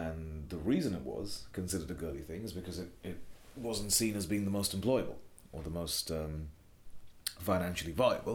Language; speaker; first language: English; non-native, local second language; Bangla